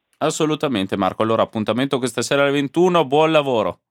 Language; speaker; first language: Italian; native; Italian